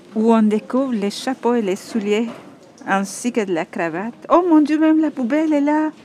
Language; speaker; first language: French; non-native, fluent; Spanish